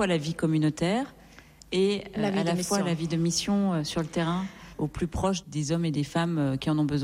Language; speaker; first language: French; native; French